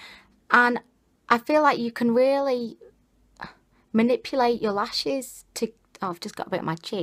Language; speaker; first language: English; native; English